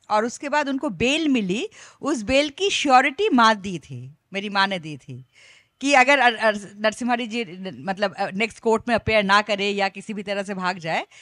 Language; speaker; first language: Hindi; non-native, local second language; Bangla